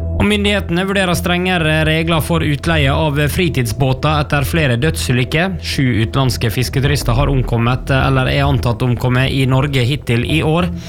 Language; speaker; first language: Norwegian; native; Norwegian